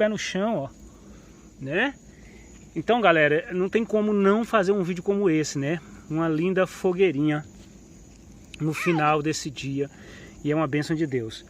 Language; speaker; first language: Portuguese; native; Portuguese